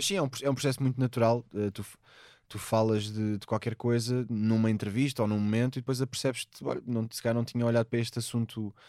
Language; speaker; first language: Portuguese; native; Portuguese